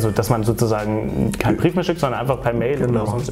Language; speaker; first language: German; native; German